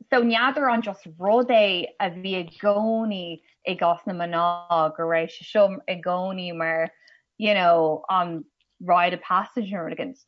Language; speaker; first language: Irish; non-native, local second language; English